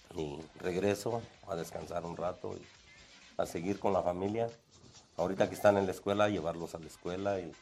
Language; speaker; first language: Spanish; native; Spanish